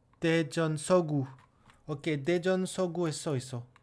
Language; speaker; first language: Korean; non-native, learner; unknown